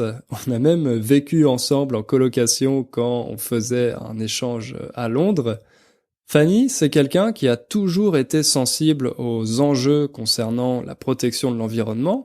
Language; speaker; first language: French; native; French